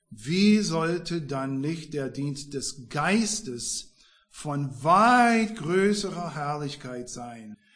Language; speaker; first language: German; non-native, fluent; English